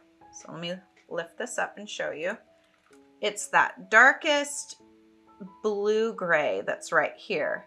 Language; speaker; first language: English; native; English